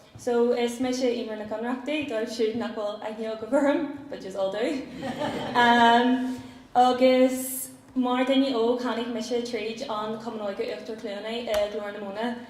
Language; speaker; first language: Irish; non-native, local second language; English